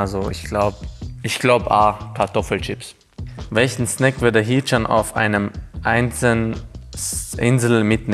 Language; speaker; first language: German; non-native, fluent; Hungarian